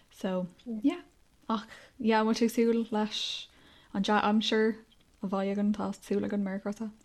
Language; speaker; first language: Irish; non-native, local second language; English